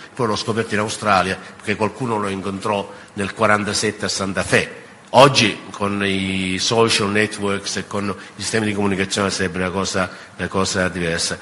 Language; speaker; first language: Italian; native; Italian